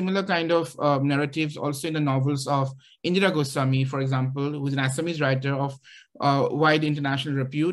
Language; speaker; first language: English; non-native, local second language; Assamese